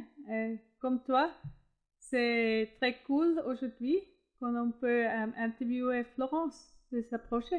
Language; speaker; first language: French; non-native, fluent; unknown